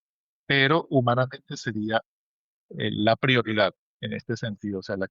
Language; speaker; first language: Spanish; native; Spanish